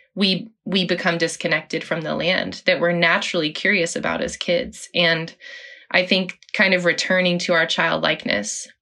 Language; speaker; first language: English; native; English